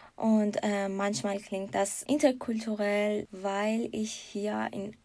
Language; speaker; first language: German; non-native, learner; Persian